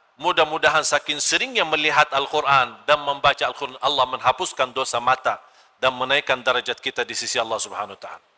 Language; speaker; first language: Malay; non-native, fluent; Arabic